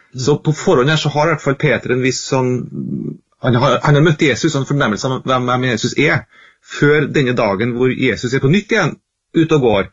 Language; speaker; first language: Norwegian; native; Norwegian